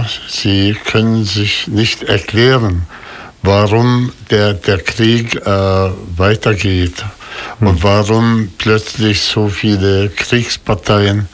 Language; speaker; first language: German; non-native, fluent; Arabic